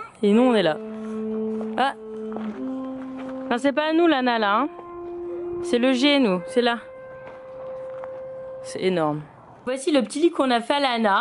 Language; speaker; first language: French; native; French